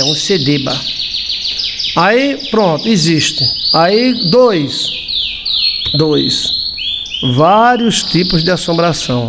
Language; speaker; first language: Portuguese; native; Portuguese